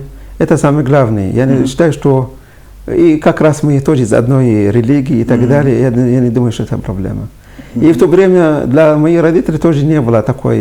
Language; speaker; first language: Russian; non-native, fluent; Arabic